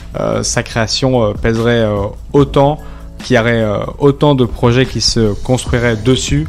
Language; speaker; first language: French; native; French